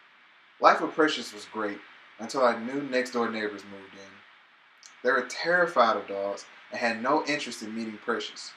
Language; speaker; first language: English; native; English